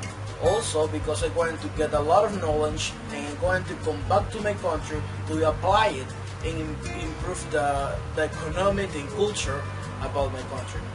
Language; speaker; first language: English; non-native, fluent; Spanish